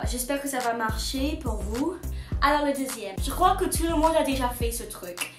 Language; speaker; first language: French; non-native, fluent; English